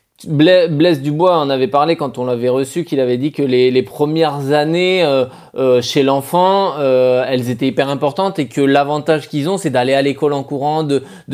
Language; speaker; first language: French; native; French